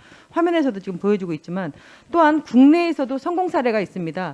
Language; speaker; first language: Korean; native; Korean